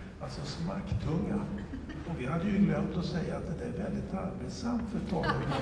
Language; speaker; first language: Swedish; native; Swedish